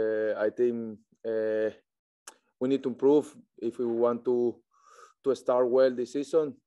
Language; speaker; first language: English; non-native, learner; Spanish